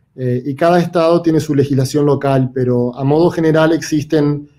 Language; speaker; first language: Spanish; native; Spanish